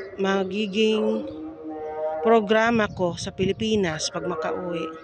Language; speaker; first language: Filipino; native; Filipino